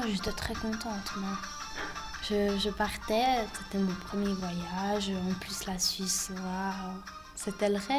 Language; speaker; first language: French; early bilingual, other home language; Bosnian